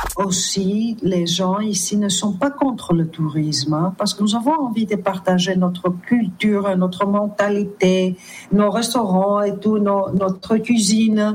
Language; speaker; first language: French; non-native, fluent; Greek